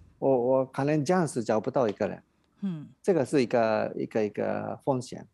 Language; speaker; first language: Chinese; non-native, fluent; Japanese